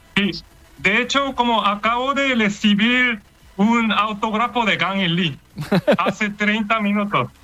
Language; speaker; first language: Spanish; non-native, learner; Korean